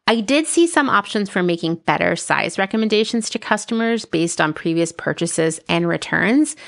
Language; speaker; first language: English; native; English